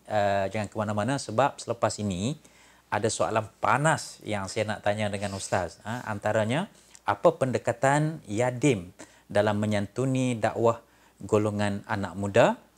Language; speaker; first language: Malay; native; Malay